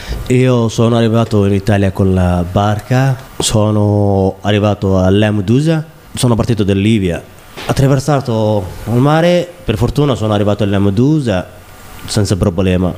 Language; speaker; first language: Italian; non-native, learner; Somali